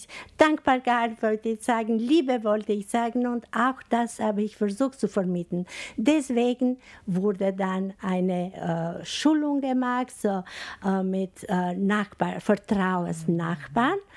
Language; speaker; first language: German; non-native, fluent; Albanian